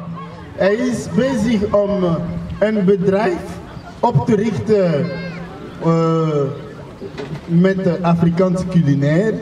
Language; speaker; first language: Dutch; non-native, fluent; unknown